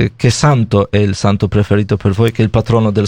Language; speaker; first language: Italian; non-native, fluent; Polish